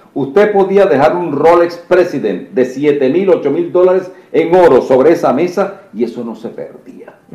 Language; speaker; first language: Spanish; native; Spanish